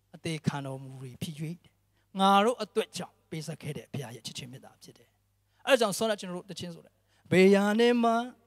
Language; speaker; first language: Burmese; non-native, local second language; Tedim Chin